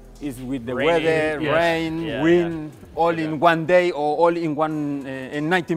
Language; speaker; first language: English; non-native, learner; Spanish